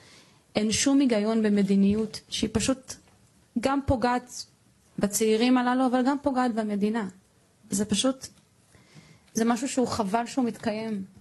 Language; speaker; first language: Hebrew; native; Hebrew